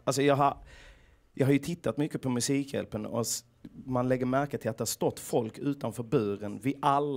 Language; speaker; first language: Swedish; native; Swedish